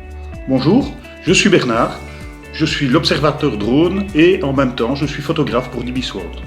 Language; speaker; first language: French; native; French